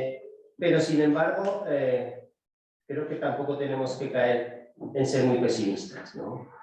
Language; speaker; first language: Spanish; native; Spanish